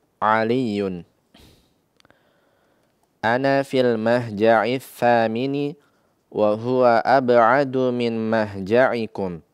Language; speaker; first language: Arabic; non-native, fluent; Indonesian